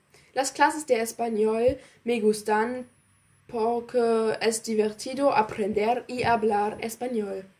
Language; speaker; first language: Spanish; non-native, learner; German